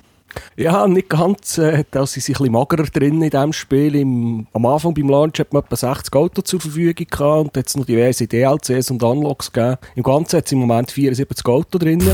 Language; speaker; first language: German; native; German